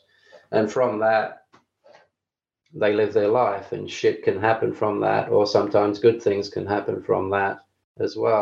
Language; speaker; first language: English; native; English